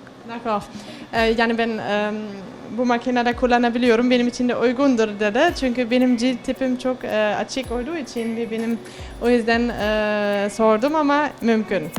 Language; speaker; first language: Turkish; early bilingual, heritage; Turkish